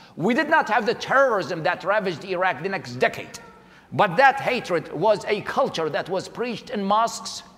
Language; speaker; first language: English; non-native, fluent; Arabic